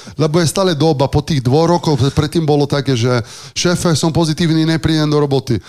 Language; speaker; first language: Slovak; non-native, fluent; Italian